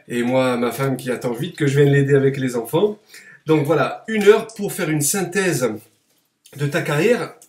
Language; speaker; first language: French; native; French